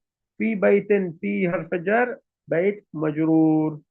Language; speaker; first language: Arabic; non-native, fluent; Urdu